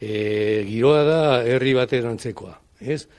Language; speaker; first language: Basque; non-native, local second language; Spanish